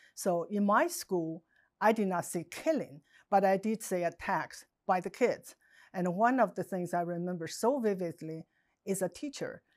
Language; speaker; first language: English; non-native, fluent; Chinese